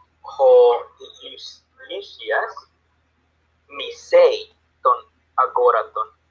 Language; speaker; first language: Greek; non-native, learner; Spanish